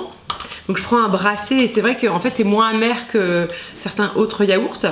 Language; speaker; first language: French; native; French